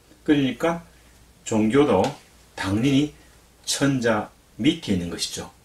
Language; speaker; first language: Korean; native; Korean